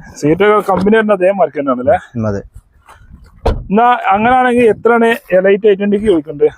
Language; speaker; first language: Malayalam; native; Malayalam